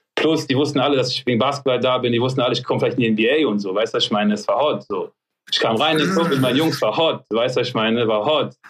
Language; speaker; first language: German; early bilingual, other home language; French